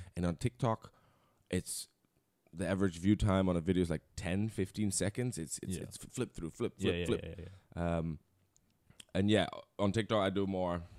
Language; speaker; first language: English; non-native, fluent; Dutch